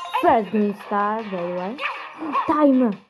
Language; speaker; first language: English; non-native, learner; Italian